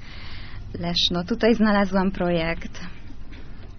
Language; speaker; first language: Polish; non-native, learner; Hungarian